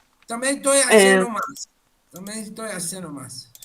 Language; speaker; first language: Portuguese; non-native, learner; Spanish